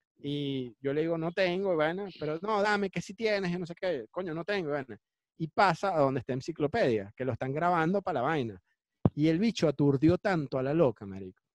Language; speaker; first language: Spanish; native; Spanish